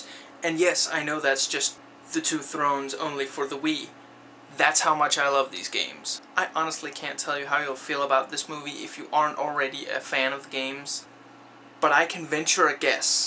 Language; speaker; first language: English; native; English